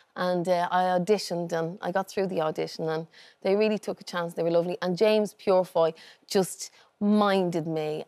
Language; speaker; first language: English; native; English